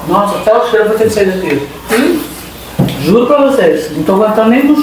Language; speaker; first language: Portuguese; native; Portuguese